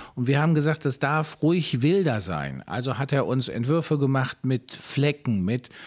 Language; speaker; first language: German; native; German